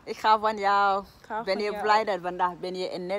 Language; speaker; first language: Dutch; non-native, learner; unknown